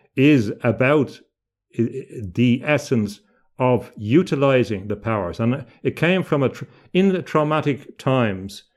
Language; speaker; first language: English; native; English